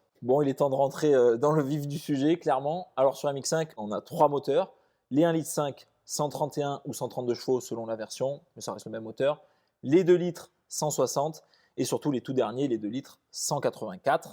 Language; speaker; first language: French; native; French